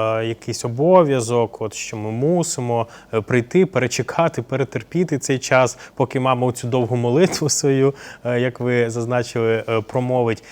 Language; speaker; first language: Ukrainian; native; Ukrainian